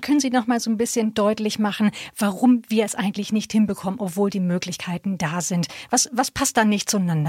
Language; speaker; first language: German; native; German